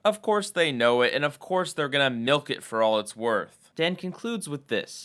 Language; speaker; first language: English; native; English